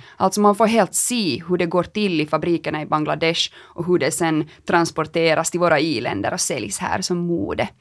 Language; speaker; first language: Swedish; native; Swedish